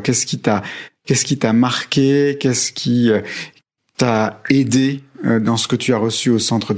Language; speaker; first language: French; native; French